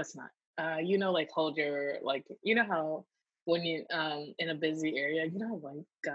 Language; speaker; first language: English; native; English